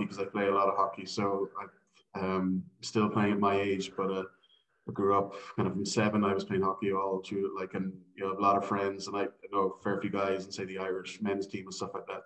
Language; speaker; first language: English; native; English